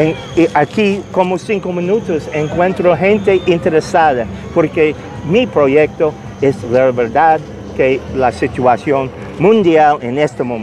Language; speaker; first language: Spanish; non-native, learner; English